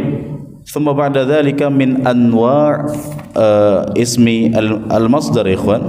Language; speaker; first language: Arabic; non-native, fluent; Indonesian